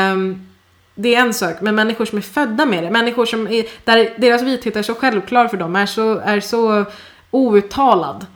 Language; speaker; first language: Swedish; early bilingual, other home language; Persian